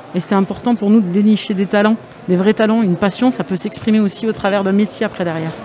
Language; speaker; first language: French; native; French